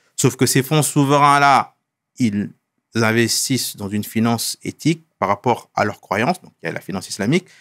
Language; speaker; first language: French; non-native, local second language; Wolof